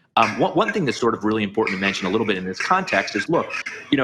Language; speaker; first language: English; native; English